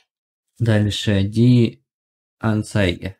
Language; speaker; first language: German; non-native, learner; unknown